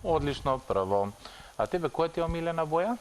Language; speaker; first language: Macedonian; native; Macedonian